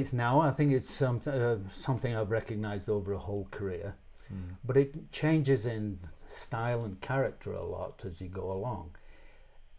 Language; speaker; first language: English; native; English